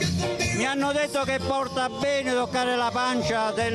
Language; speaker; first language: Italian; native; Italian